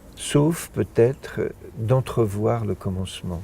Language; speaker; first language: French; native; French